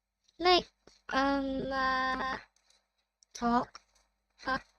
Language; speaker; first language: English; non-native, fluent; Thai